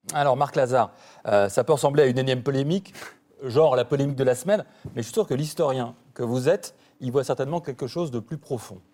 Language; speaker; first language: French; native; French